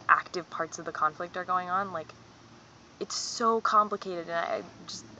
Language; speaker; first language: English; native; English